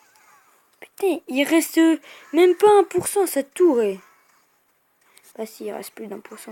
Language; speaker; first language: French; native; French